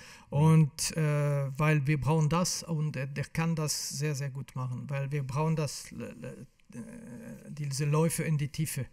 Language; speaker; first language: German; non-native, fluent; French